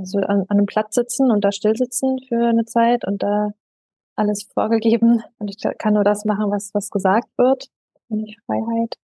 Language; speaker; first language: German; native; German